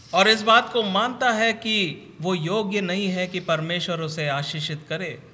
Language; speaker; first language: Hindi; non-native, local second language; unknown